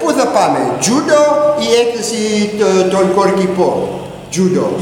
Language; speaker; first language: Greek; non-native, learner; English